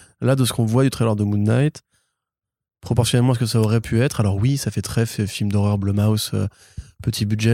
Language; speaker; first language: French; native; French